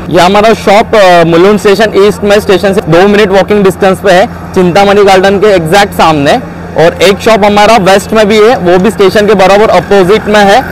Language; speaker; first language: Hindi; non-native, local second language; Marathi